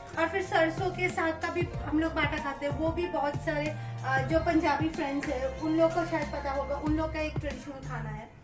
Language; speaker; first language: Hindi; non-native, local second language; Bangla